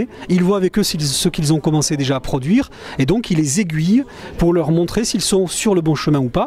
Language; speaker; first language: French; native; French